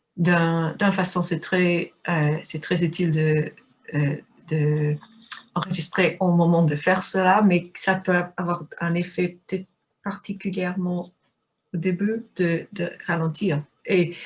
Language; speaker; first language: French; non-native, fluent; English